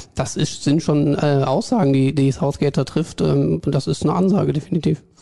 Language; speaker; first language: German; native; German